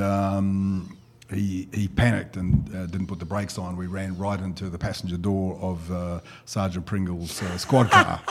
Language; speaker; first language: English; native; English